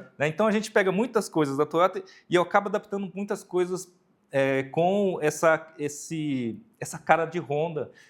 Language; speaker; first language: Portuguese; early bilingual, other home language; Japanese